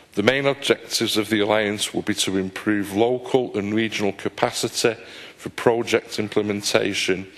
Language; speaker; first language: English; native; English